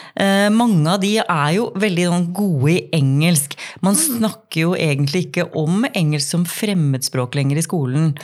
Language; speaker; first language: Norwegian; native; Norwegian